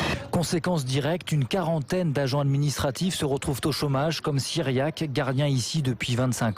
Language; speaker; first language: French; native; French